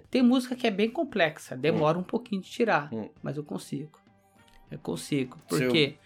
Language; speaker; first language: Portuguese; native; Portuguese